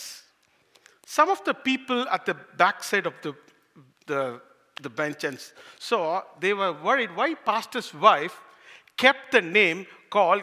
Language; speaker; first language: English; non-native, local second language; Tamil